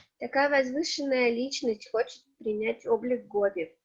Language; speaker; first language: Russian; native; Russian